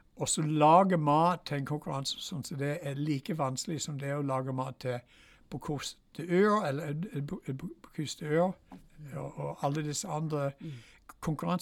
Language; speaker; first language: Norwegian; non-native, fluent; English